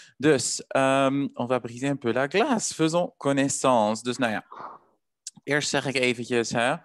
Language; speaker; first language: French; non-native, fluent; Dutch